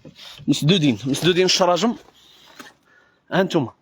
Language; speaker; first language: Arabic; native; Arabic